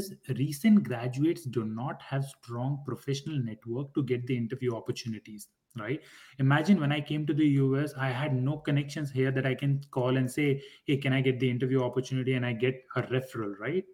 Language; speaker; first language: English; non-native, local second language; Hindi